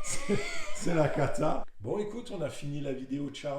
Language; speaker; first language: French; native; French